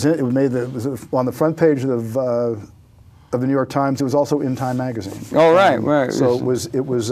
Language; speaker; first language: English; native; English